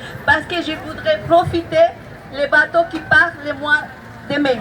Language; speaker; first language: French; non-native, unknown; Spanish